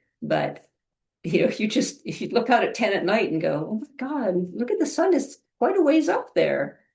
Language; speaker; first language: English; native; English